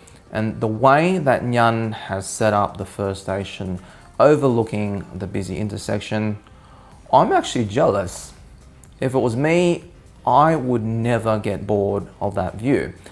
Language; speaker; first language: English; early bilingual, other home language; Vietnamese